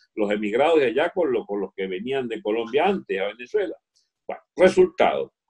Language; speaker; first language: Spanish; native; Spanish